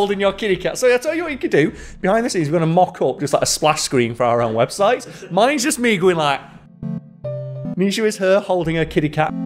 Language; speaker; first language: English; native; English